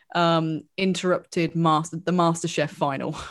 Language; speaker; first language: English; native; English